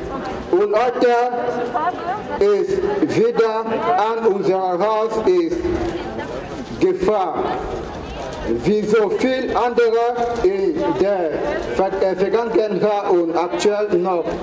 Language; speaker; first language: German; non-native, fluent; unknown